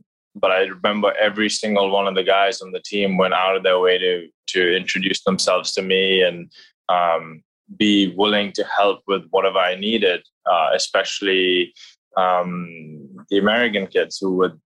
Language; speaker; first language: English; non-native, local second language; Hindi